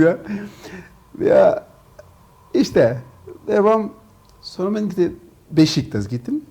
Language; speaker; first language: Turkish; non-native, learner; Portuguese